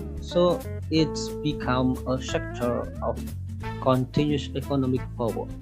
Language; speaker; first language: English; non-native, learner; Indonesian